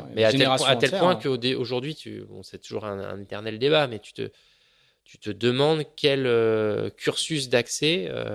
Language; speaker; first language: French; native; French